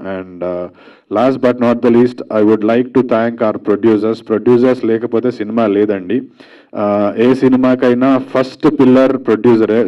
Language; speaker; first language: Telugu; native; Telugu